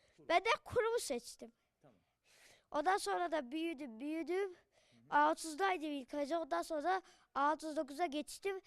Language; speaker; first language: Turkish; early bilingual, other home language; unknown